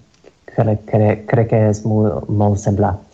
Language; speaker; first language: Catalan; non-native, learner; English